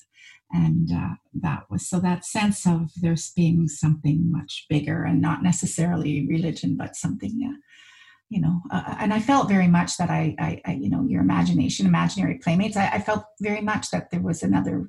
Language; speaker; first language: English; native; English